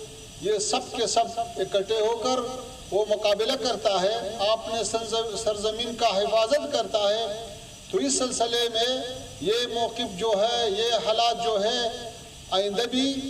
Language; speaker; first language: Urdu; non-native, fluent; Pashto